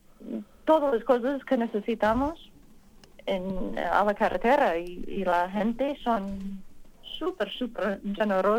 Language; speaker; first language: Spanish; non-native, learner; English